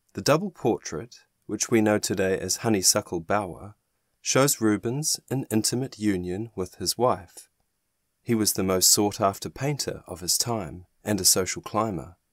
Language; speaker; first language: English; non-native, fluent; German